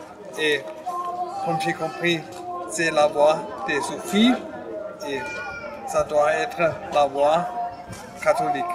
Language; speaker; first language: French; non-native, fluent; German